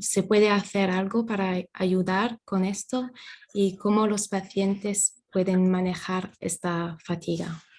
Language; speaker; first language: Spanish; non-native, fluent; English